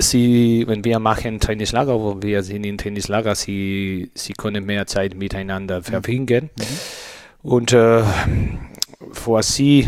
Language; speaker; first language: German; non-native, learner; Spanish